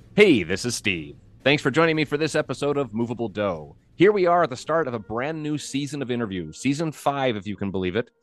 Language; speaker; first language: English; native; English